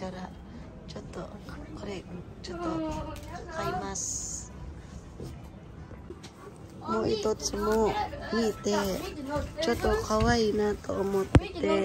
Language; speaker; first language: Japanese; non-native, fluent; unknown